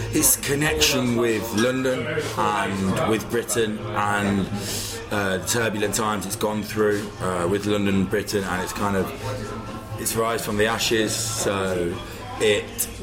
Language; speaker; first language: English; native; English